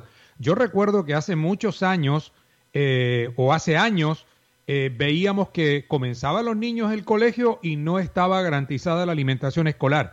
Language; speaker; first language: Spanish; native; Spanish